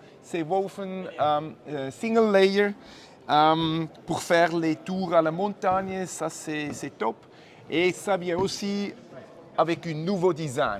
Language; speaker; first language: French; non-native, fluent; German